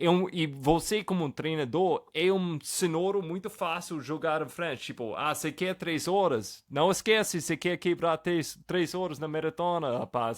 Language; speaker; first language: Portuguese; non-native, fluent; English